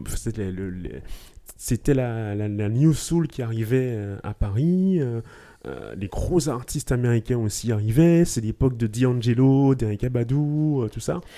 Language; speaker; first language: French; native; French